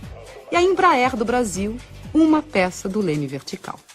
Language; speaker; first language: Portuguese; native; Portuguese